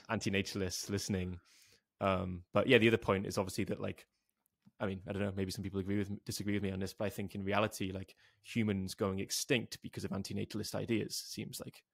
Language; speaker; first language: English; native; English